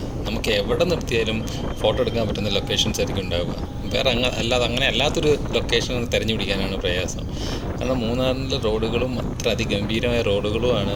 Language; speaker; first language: Malayalam; native; Malayalam